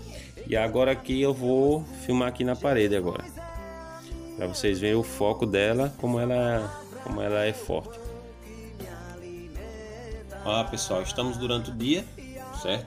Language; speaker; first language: Portuguese; native; Portuguese